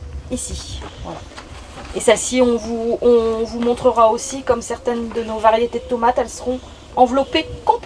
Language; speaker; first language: French; native; French